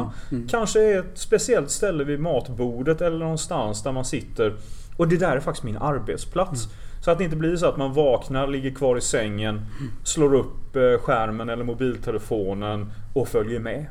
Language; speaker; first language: Swedish; native; Swedish